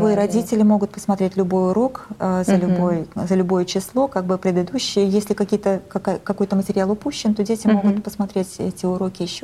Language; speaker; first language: Russian; native; Russian